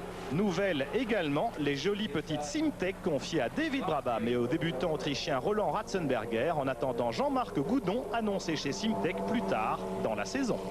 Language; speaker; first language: French; native; French